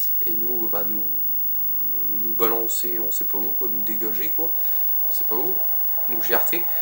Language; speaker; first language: French; native; French